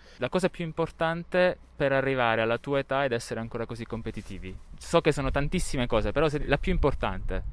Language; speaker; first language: Italian; native; Italian